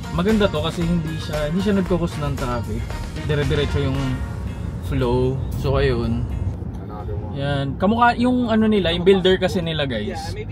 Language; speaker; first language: Filipino; native; Filipino